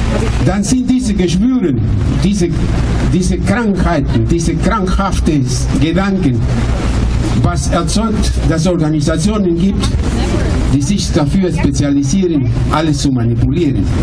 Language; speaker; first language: German; non-native, fluent; Spanish